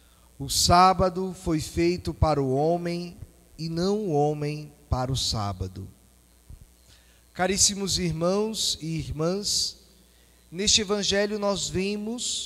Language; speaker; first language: Portuguese; native; Portuguese